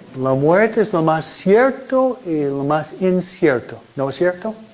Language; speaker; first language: Spanish; non-native, fluent; English